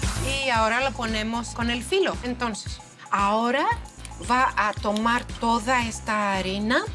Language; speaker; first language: Spanish; non-native, fluent; Greek